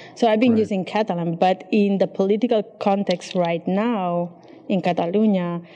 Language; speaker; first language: English; non-native, fluent; Catalan